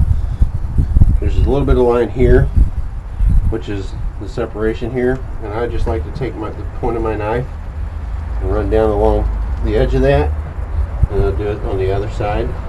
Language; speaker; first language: English; native; English